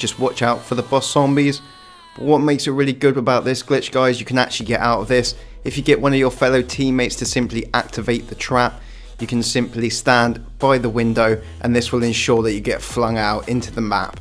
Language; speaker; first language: English; native; English